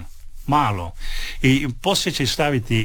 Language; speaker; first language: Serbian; early bilingual, heritage; Italian